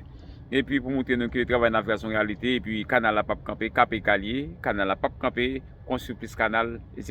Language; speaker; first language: French; non-native, learner; Haitian Creole